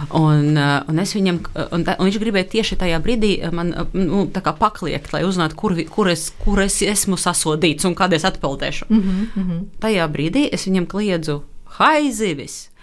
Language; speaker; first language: Latvian; non-native, local second language; Russian